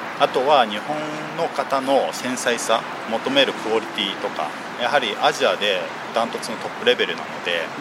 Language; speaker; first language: Japanese; early bilingual, other home language; Chinese